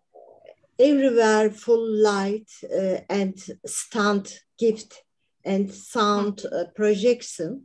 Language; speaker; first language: English; non-native, learner; Turkish